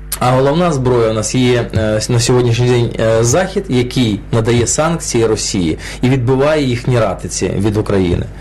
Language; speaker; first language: Ukrainian; non-native, local second language; Russian